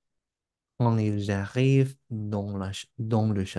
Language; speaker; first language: French; non-native, learner; English